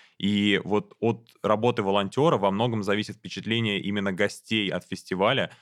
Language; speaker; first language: Russian; native; Russian